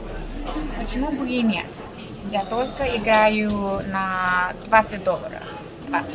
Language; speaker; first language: Russian; non-native, learner; English